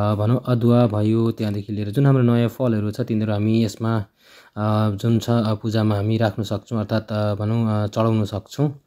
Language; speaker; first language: Nepali; non-native, local second language; Limbu